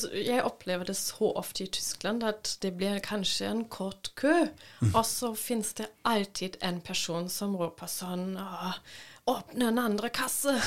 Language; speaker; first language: Norwegian; non-native, fluent; German